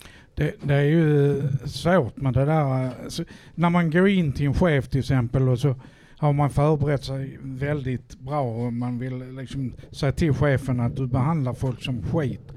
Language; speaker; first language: Swedish; native; Swedish